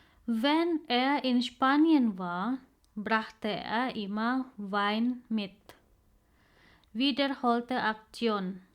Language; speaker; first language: German; non-native, fluent; Indonesian